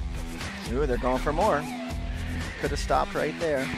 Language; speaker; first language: English; native; English